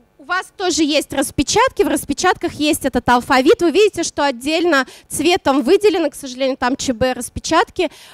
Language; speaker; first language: Russian; non-native, local second language; Udmurt